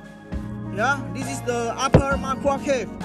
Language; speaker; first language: English; non-native, learner; Indonesian